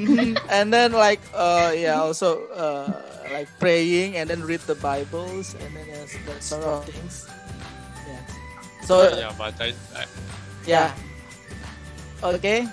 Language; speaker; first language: English; non-native, fluent; Indonesian